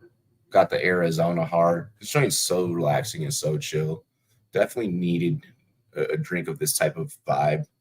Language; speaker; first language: English; native; English